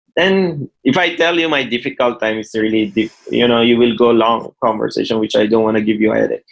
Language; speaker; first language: English; non-native, fluent; Persian